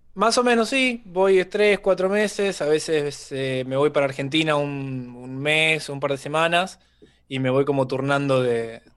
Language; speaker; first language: Spanish; native; Spanish